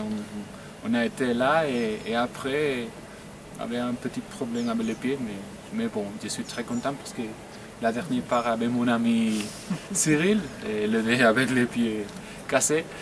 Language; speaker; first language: French; non-native, learner; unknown